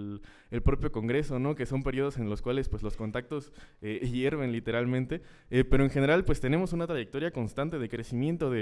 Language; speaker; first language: Spanish; native; Spanish